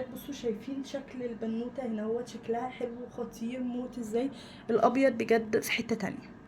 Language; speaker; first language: Arabic; native; Arabic